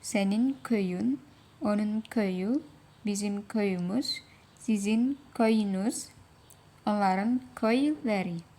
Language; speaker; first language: Turkish; non-native, fluent; Indonesian